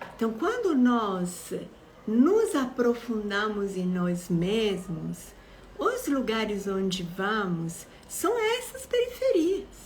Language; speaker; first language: Portuguese; non-native, fluent; Italian